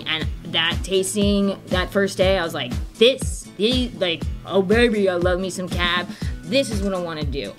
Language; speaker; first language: English; native; English